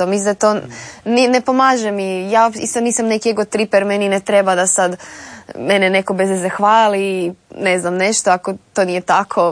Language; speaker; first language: Serbian; native; Serbian